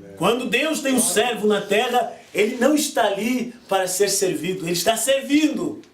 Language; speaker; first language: Portuguese; native; Portuguese